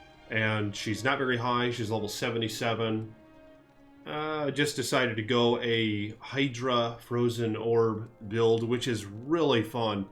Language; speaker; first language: English; native; English